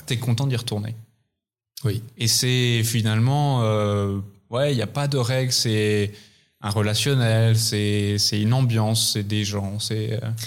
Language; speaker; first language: French; native; French